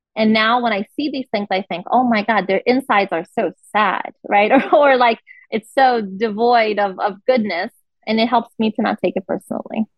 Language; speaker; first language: English; non-native, fluent; Portuguese